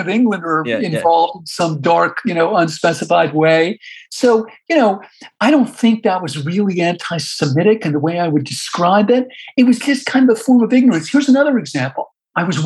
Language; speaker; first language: English; native; English